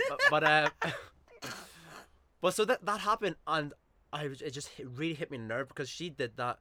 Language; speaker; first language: English; native; English